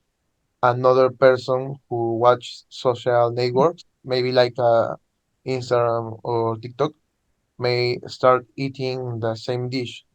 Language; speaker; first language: English; non-native, learner; Spanish